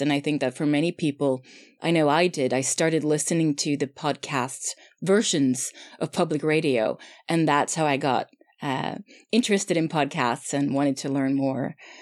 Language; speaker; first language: English; non-native, fluent; Swedish